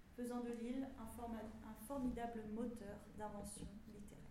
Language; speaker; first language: French; native; French